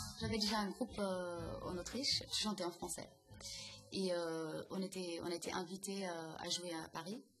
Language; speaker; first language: French; non-native, fluent; German